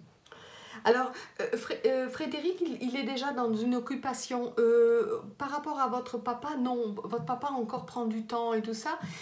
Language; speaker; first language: French; native; French